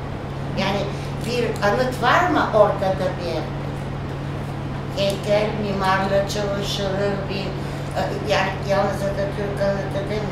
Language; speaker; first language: Turkish; non-native, fluent; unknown